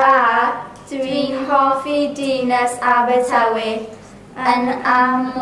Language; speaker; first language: Welsh; non-native, local second language; English